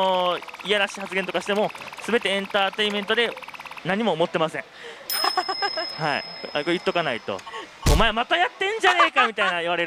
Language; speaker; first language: Japanese; native; Japanese